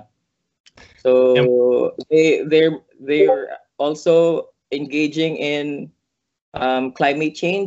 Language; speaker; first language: English; non-native, local second language; Cebuano